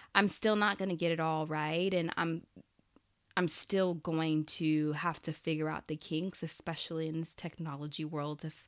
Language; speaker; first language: English; early bilingual, other home language; Haitian Creole